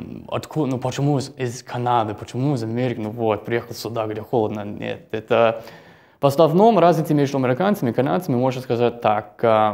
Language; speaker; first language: Russian; non-native, fluent; English